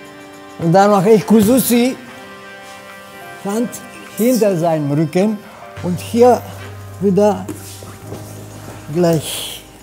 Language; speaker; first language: German; non-native, fluent; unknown